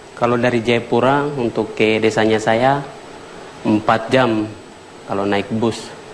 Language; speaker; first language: Indonesian; non-native, local second language; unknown